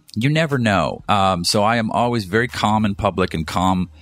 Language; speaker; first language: English; native; English